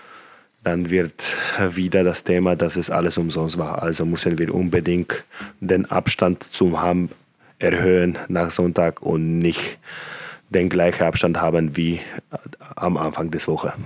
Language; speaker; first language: German; non-native, fluent; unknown